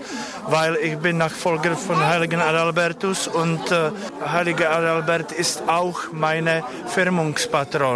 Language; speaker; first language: German; non-native, learner; Czech